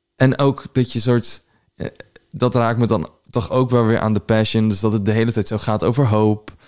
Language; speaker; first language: Dutch; early bilingual, other home language; Persian